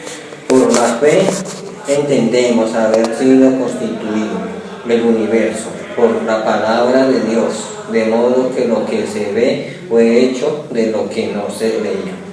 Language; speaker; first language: Spanish; native; Spanish